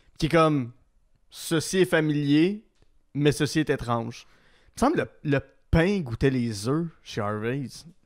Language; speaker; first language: French; native; French